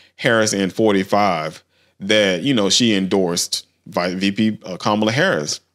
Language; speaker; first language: English; native; English